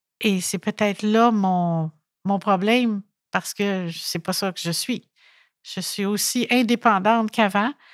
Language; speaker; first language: French; native; French